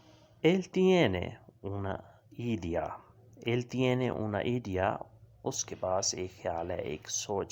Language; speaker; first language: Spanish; non-native, learner; Urdu